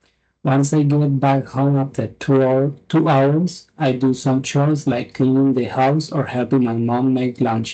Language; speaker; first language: English; non-native, learner; Spanish